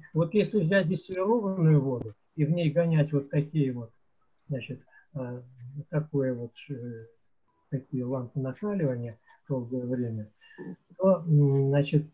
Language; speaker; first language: Russian; native; Russian